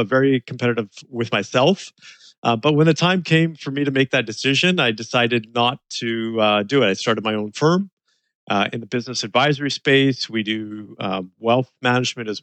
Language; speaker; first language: English; native; English